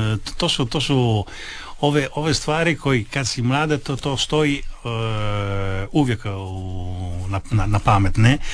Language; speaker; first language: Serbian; early bilingual, heritage; Italian